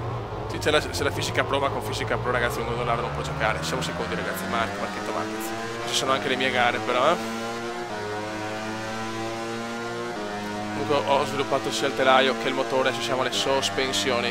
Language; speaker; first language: Italian; native; Italian